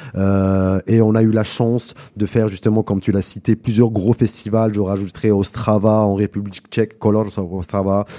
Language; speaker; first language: French; non-native, local second language; Russian